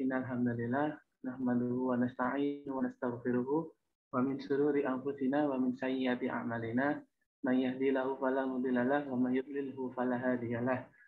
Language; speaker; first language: Indonesian; native; Indonesian